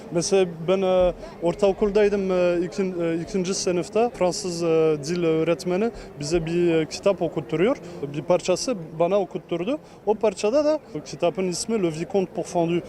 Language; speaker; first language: Turkish; early bilingual, heritage; Turkish